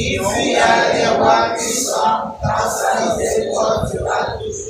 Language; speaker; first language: French; non-native, local second language; Haitian Creole